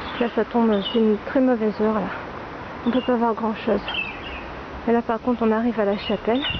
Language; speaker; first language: French; native; French